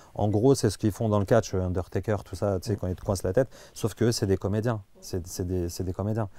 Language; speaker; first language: French; native; French